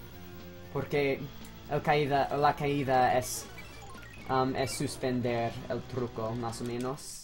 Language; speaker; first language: Spanish; non-native, learner; English